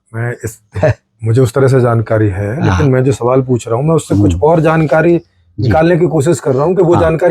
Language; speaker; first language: Hindi; native; Hindi